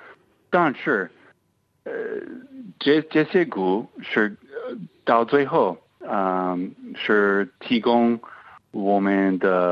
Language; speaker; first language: Chinese; non-native, fluent; English